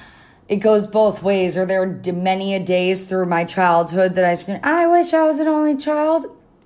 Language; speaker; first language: English; native; English